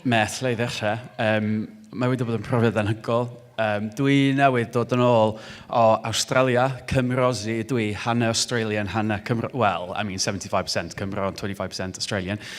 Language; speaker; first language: Welsh; non-native, local second language; English